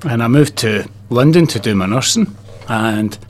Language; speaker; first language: English; native; English